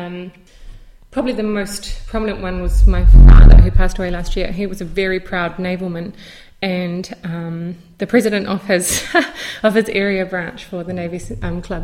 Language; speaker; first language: English; native; English